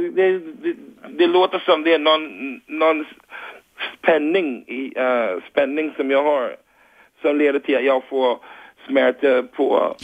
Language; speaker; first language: Swedish; non-native, fluent; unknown